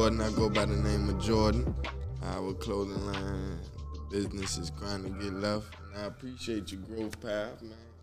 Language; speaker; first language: English; native; English